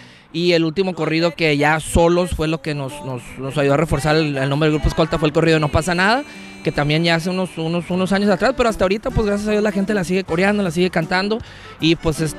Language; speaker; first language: Spanish; native; Spanish